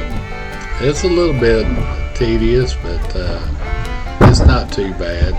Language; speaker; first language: English; native; English